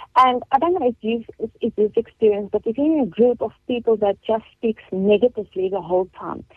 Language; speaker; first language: English; non-native, local second language; Afrikaans